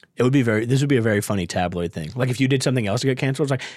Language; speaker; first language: English; native; English